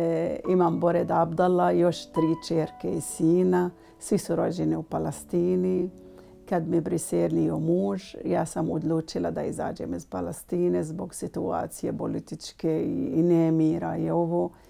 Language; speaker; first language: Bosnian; non-native, learner; Arabic